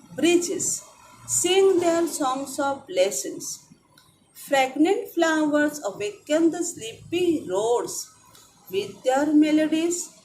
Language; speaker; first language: English; non-native, local second language; Marathi